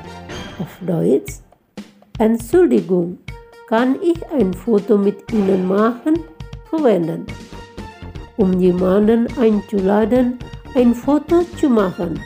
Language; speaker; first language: German; non-native, fluent; Indonesian